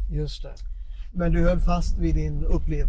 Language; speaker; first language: Swedish; native; Swedish